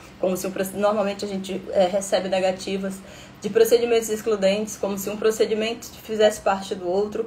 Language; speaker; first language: Portuguese; native; Portuguese